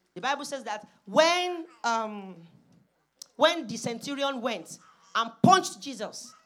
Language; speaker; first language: English; non-native, local second language; Yoruba